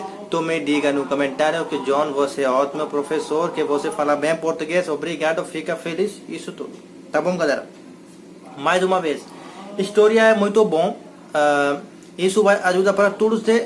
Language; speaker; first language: Portuguese; non-native, learner; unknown